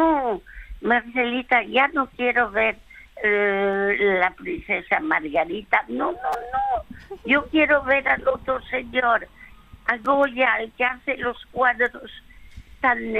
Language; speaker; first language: Spanish; early bilingual, other home language; French